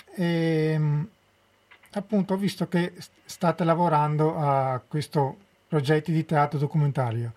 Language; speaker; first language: Italian; native; Italian